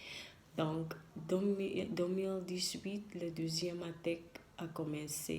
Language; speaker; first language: French; non-native, learner; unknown